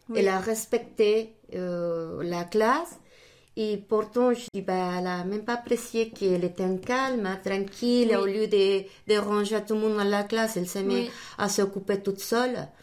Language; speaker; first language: French; non-native, fluent; Spanish